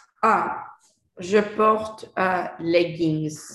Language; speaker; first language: French; non-native, learner; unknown